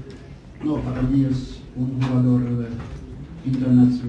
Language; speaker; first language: Spanish; non-native, fluent; German